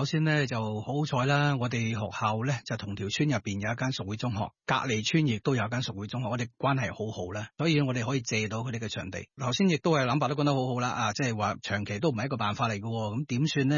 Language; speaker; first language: Cantonese; native; Cantonese